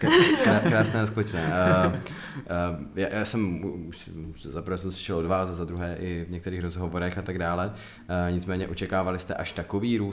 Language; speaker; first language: Czech; native; Czech